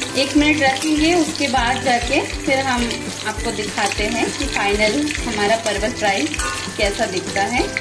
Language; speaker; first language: Hindi; non-native, local second language; Bangla